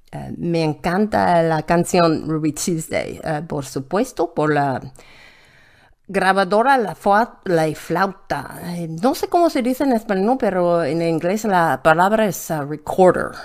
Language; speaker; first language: Spanish; non-native, learner; English